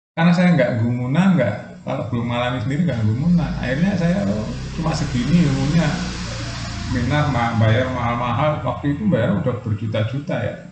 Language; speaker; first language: Indonesian; non-native, local second language; Javanese